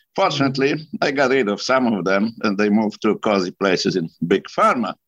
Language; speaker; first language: English; non-native, fluent; Polish